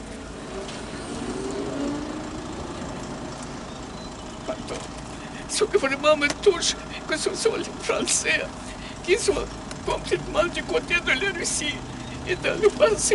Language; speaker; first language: French; non-native, fluent; Russian